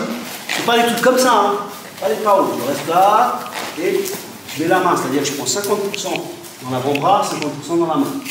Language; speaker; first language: French; native; French